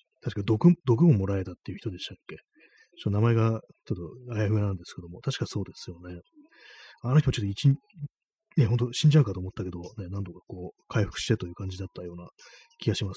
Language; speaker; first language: Japanese; native; Japanese